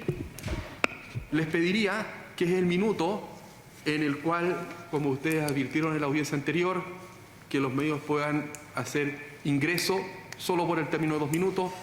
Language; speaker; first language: Spanish; native; Spanish